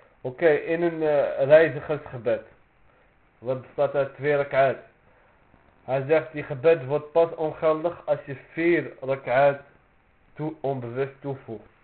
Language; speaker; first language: Dutch; early bilingual, other home language; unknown